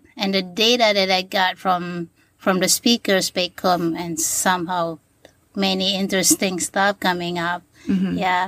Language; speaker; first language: English; non-native, fluent; Sasak